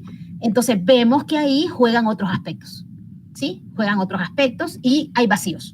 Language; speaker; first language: Spanish; native; Spanish